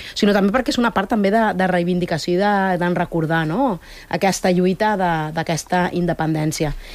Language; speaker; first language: Catalan; early bilingual, other home language; Spanish